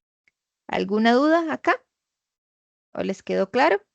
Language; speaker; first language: Spanish; native; Spanish